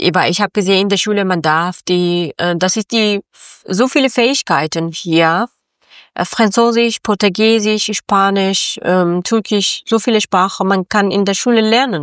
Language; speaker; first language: German; non-native, learner; Persian